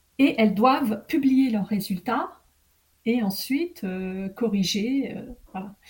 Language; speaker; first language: French; early bilingual, other home language; Arabic